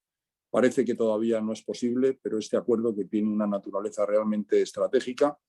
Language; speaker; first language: Spanish; native; Spanish